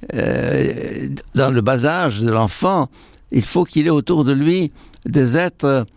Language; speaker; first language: French; non-native, fluent; Arabic